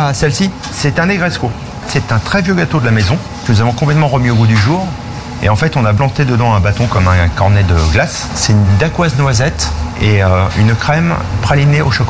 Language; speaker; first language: French; native; French